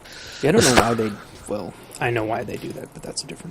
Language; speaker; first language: English; native; English